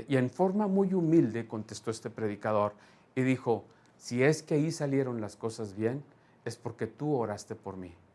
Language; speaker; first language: Spanish; native; Spanish